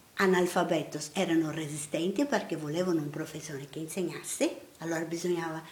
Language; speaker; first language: Italian; non-native, fluent; Portuguese